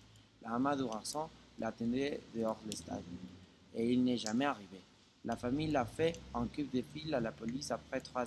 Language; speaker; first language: French; non-native, learner; Spanish